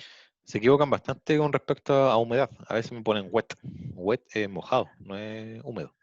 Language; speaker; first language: Spanish; native; Spanish